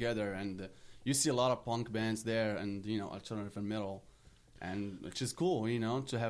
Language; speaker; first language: English; non-native, fluent; Arabic